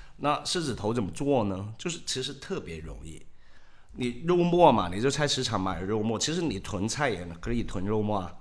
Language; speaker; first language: Chinese; non-native, local second language; Cantonese